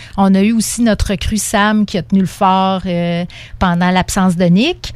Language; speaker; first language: French; native; French